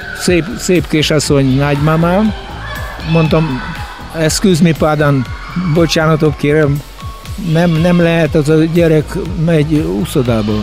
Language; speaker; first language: Hungarian; non-native, learner; Russian